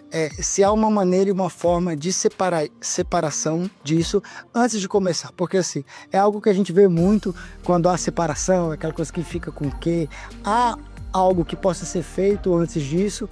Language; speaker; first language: Portuguese; native; Portuguese